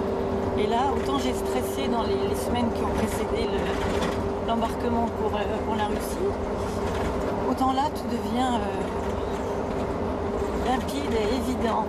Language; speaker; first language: French; native; French